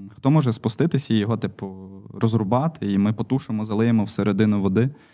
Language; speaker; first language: Ukrainian; non-native, local second language; Russian